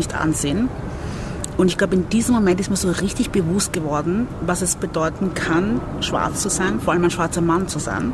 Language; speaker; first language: German; early bilingual, other home language; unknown